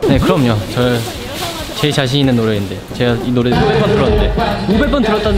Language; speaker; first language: Korean; non-native, fluent; Chinese